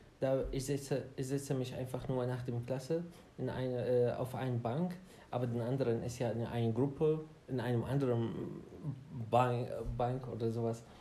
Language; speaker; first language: German; non-native, learner; Arabic